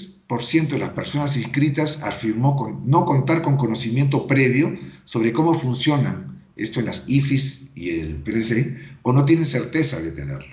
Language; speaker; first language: Spanish; native; Spanish